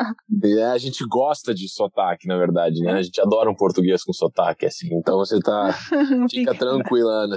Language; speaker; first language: Portuguese; native; Portuguese